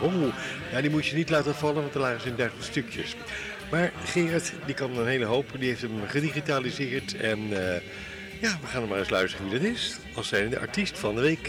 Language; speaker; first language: Dutch; native; Dutch